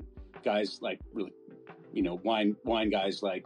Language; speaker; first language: English; native; English